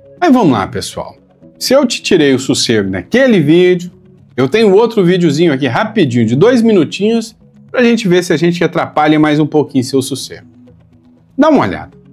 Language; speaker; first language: Portuguese; native; Portuguese